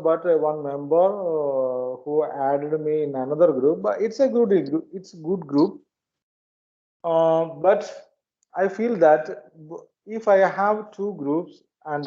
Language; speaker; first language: English; non-native, learner; Malayalam